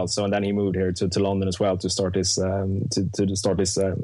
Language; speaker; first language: English; non-native, fluent; Swedish